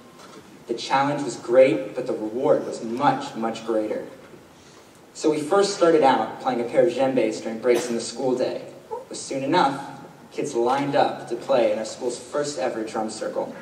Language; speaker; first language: English; native; English